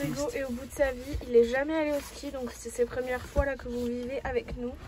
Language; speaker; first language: French; native; French